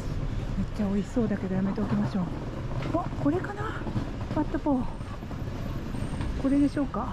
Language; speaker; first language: Japanese; native; Japanese